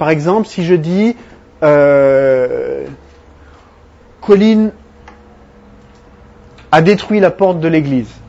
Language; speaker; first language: French; native; French